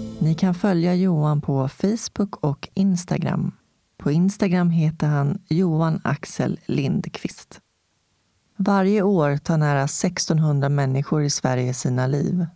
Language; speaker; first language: Swedish; native; Swedish